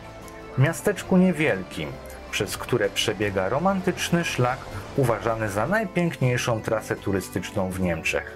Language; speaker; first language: Polish; native; Polish